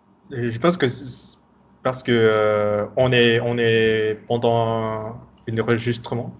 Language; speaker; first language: French; non-native, fluent; Vietnamese